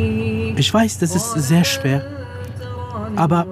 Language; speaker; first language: German; non-native, fluent; Kurdish